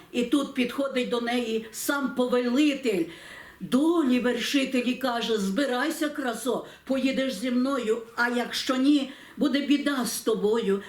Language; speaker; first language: Ukrainian; native; Ukrainian